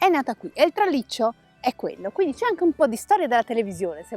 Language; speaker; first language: Italian; native; Italian